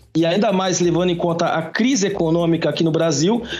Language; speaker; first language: Portuguese; native; Portuguese